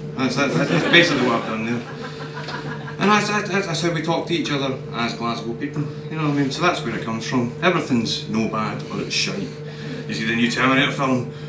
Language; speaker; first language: English; native; English